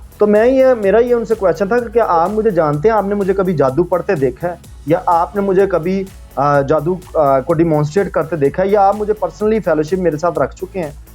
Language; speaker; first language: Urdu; non-native, local second language; Punjabi